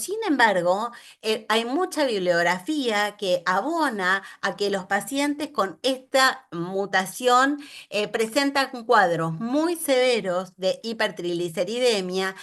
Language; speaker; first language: Spanish; native; Spanish